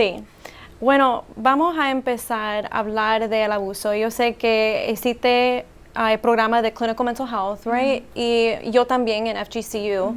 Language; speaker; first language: Spanish; early bilingual, heritage; Spanish